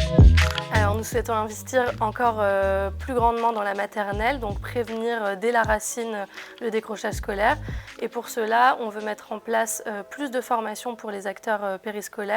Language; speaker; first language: French; native; French